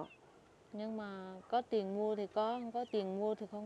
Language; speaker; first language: Vietnamese; non-native, local second language; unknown